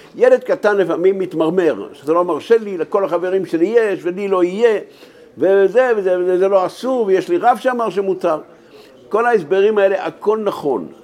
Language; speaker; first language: Hebrew; native; Hebrew